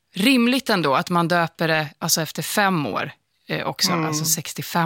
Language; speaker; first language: Swedish; native; Swedish